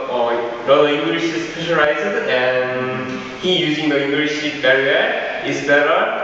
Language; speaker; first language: English; non-native, learner; Korean